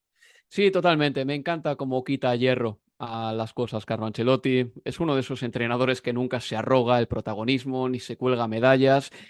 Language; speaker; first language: Spanish; native; Spanish